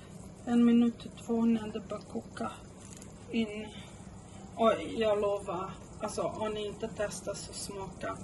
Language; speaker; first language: Swedish; non-native, local second language; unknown